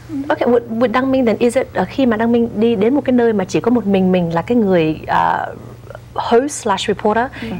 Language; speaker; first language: Vietnamese; native; Vietnamese